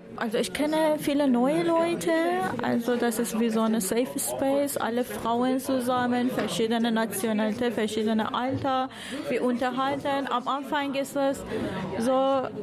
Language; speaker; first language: German; non-native, fluent; Persian